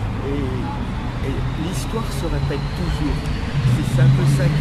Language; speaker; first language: French; native; French